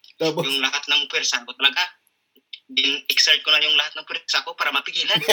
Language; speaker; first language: Filipino; non-native, local second language; Hiligaynon